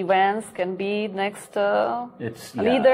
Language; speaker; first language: English; non-native, learner; Slovak